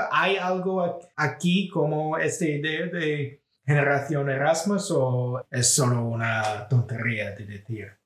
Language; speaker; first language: Spanish; non-native, fluent; English